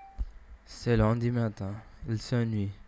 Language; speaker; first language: French; non-native, learner; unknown